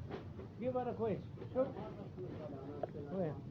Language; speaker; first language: Arabic; non-native, learner; Filipino